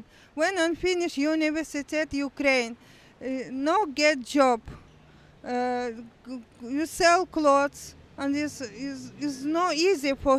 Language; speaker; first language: English; non-native, learner; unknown